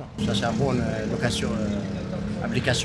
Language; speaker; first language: French; non-native, fluent; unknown